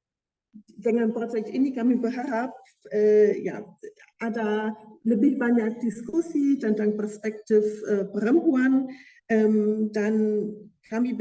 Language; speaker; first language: Indonesian; non-native, fluent; German